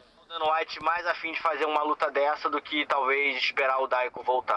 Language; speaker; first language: Portuguese; native; Portuguese